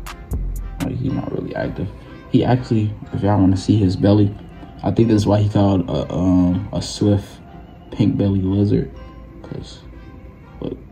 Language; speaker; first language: English; native; English